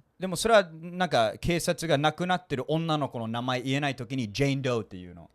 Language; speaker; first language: Japanese; non-native, fluent; English